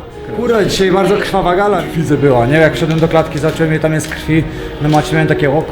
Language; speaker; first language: Polish; native; Polish